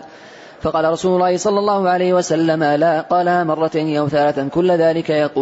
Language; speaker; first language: Arabic; native; Arabic